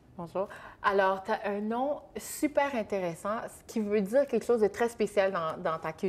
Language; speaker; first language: French; native; French